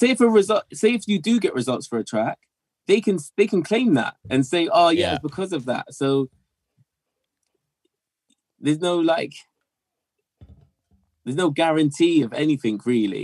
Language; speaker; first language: English; native; English